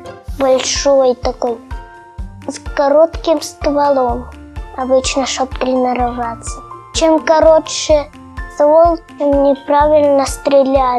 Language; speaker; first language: Russian; native; Russian